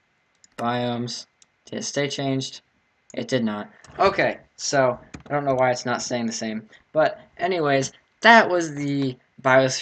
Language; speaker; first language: English; native; English